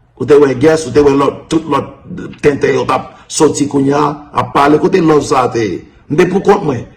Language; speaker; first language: Haitian Creole; early bilingual, heritage; Haitian Creole